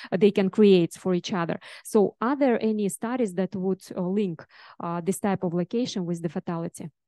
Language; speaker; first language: English; non-native, fluent; Russian